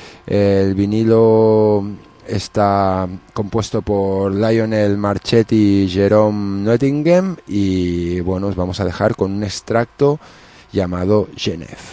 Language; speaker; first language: Spanish; native; Spanish